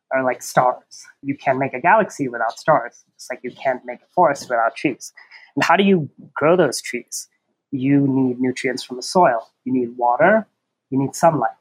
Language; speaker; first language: English; non-native, local second language; Bangla